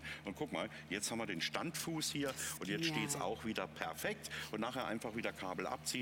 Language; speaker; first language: German; native; German